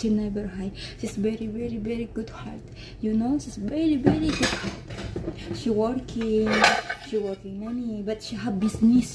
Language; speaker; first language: English; non-native, learner; Indonesian